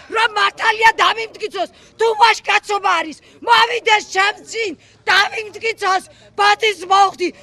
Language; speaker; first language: Georgian; native; Georgian